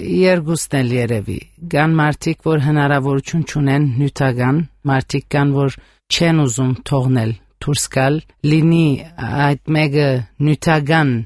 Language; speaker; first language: Armenian; early bilingual, heritage; Armenian